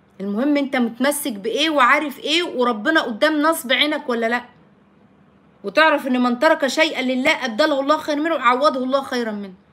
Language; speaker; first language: Arabic; native; Arabic